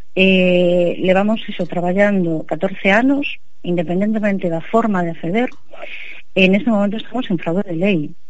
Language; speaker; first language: Galician; non-native, local second language; Spanish